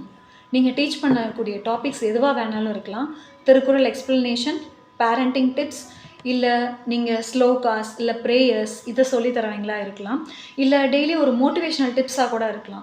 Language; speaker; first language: Tamil; native; Tamil